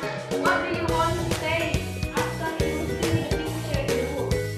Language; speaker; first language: English; non-native, fluent; Indonesian